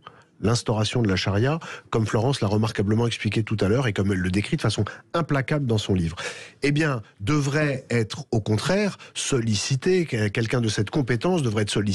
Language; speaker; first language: French; native; French